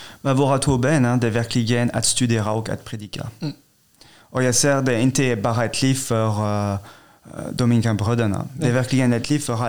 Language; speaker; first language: Swedish; non-native, fluent; French